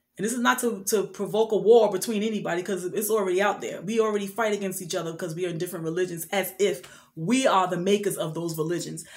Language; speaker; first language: English; native; English